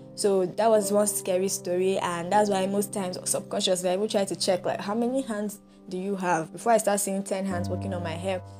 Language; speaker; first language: English; non-native, local second language; Yoruba